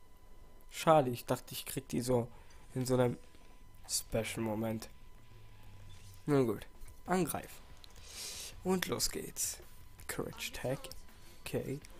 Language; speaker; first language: German; native; German